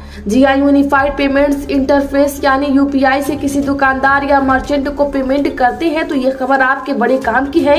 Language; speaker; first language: Hindi; native; Hindi